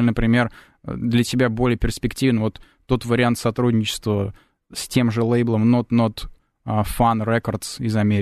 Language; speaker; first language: Russian; native; Russian